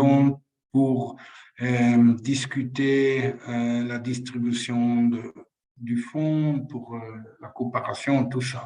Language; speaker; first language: French; non-native, fluent; Spanish